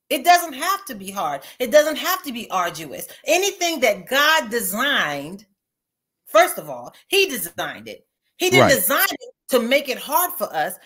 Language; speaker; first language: English; native; English